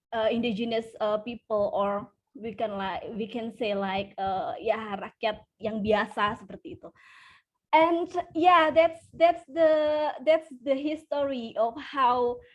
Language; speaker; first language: English; non-native, fluent; Indonesian